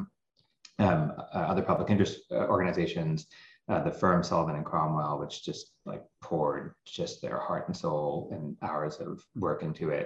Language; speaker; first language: English; native; English